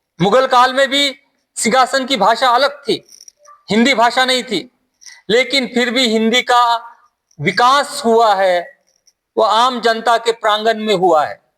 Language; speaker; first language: Hindi; non-native, local second language; Marathi